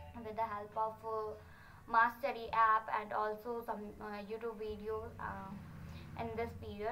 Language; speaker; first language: English; non-native, learner; Hindi